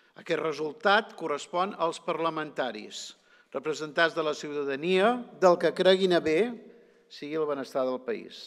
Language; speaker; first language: Catalan; native; Catalan